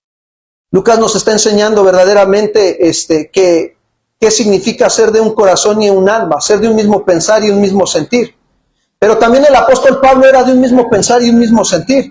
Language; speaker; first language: Spanish; native; Spanish